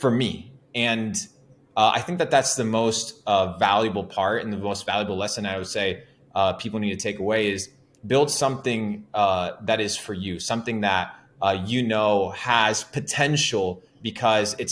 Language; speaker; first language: English; non-native, fluent; Spanish